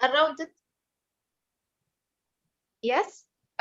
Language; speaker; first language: English; non-native, learner; Arabic